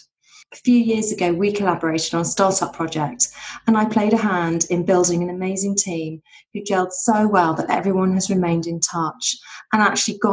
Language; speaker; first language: English; native; English